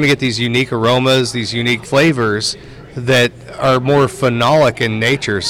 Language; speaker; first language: English; native; English